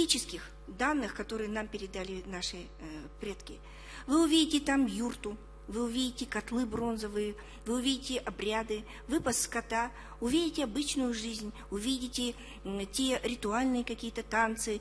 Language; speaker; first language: Russian; native; Russian